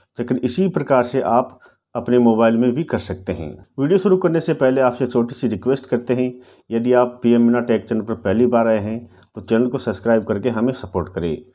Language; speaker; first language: Hindi; native; Hindi